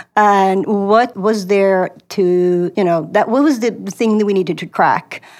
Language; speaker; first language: English; non-native, fluent; Swedish